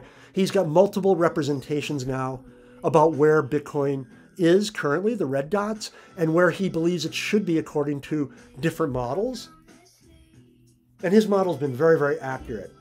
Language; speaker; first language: English; native; English